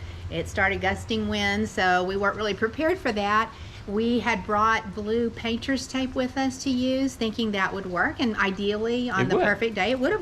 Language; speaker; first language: English; native; English